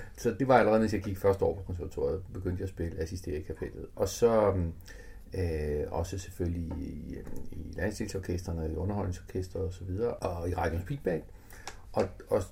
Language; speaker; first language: Danish; early bilingual, other home language; Italian